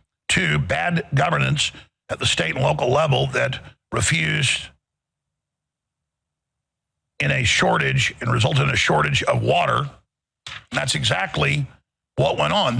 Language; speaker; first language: English; native; English